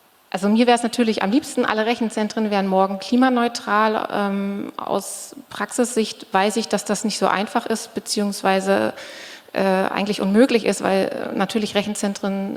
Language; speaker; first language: German; native; German